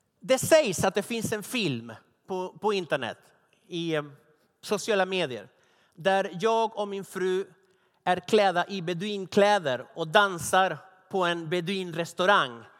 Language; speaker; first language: Swedish; non-native, fluent; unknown